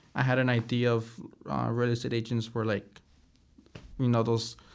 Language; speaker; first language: English; early bilingual, other home language; Spanish